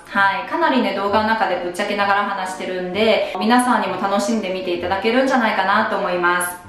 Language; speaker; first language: Japanese; non-native, fluent; Chinese